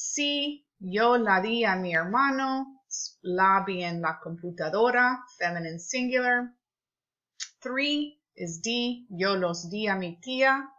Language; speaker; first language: Spanish; non-native, fluent; English